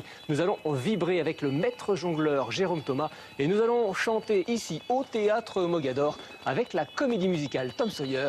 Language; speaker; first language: French; native; French